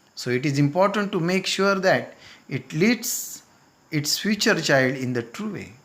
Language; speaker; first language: English; non-native, local second language; Marathi